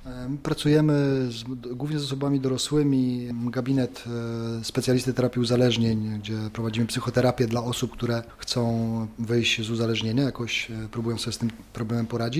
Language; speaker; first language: Polish; native; Polish